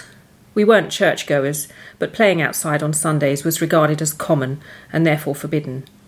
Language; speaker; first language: English; native; English